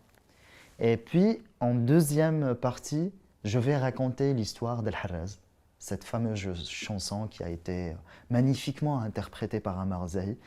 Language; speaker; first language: French; non-native, local second language; Arabic